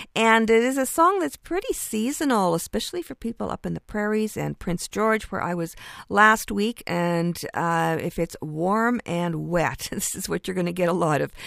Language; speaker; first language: English; native; English